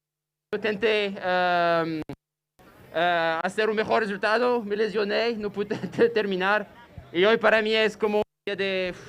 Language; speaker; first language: Spanish; non-native, fluent; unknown